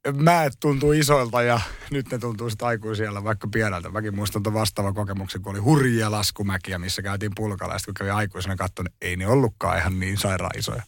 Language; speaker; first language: Finnish; native; Finnish